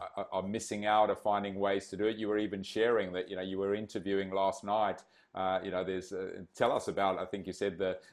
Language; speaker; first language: English; native; English